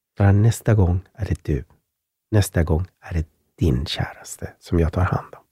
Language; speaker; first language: Swedish; non-native, fluent; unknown